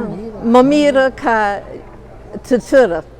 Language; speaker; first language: Albanian; early bilingual, heritage; Albanian